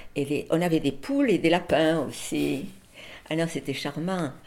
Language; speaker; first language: French; early bilingual, other home language; Spanish